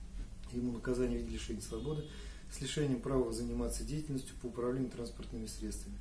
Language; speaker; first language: Russian; native; Russian